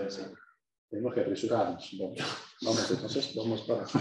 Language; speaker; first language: Spanish; non-native, fluent; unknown